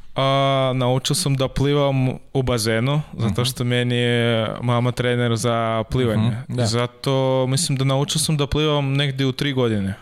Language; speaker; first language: Serbian; non-native, learner; Russian